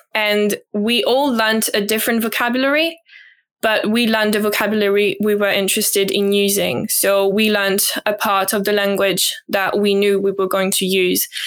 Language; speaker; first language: English; non-native, fluent; French